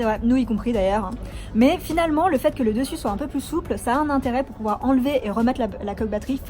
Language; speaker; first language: French; native; French